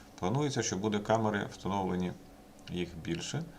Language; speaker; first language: Ukrainian; native; Ukrainian